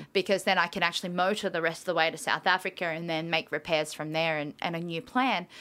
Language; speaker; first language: English; native; English